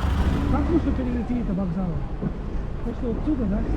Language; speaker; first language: Russian; non-native, learner; English